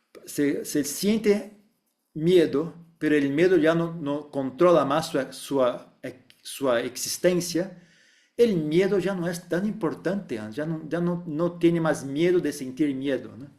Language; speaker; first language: Spanish; non-native, fluent; Portuguese